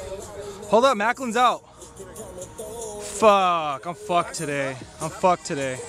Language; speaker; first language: English; native; English